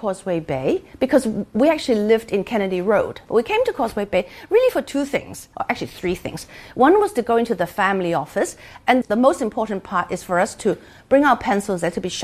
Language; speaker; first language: English; non-native, local second language; Cantonese